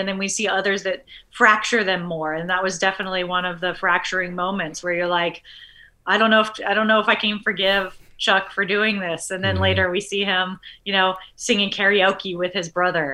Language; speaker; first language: English; native; English